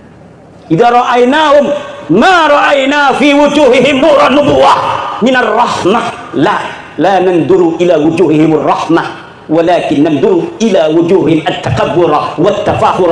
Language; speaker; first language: Indonesian; non-native, local second language; Javanese